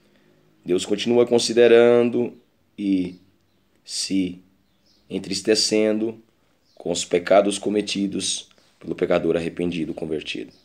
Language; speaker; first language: Portuguese; native; Portuguese